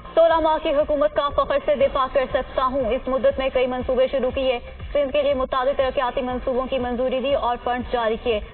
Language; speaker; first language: Urdu; native; Urdu